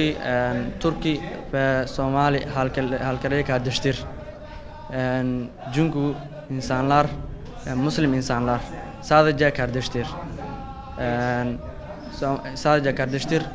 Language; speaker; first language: Turkish; non-native, learner; Somali